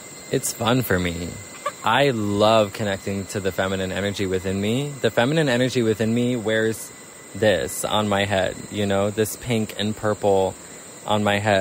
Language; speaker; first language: English; native; English